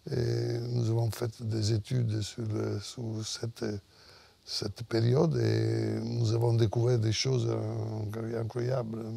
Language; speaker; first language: French; non-native, fluent; Italian